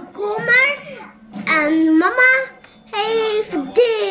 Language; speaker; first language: Dutch; early bilingual, other home language; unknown